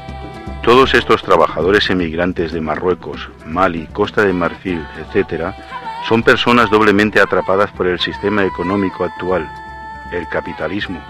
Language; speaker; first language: Spanish; native; Spanish